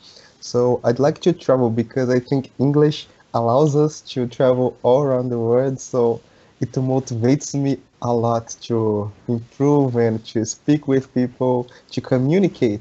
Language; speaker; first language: English; non-native, learner; Portuguese